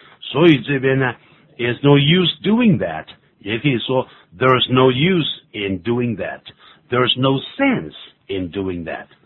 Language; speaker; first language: English; non-native, fluent; Chinese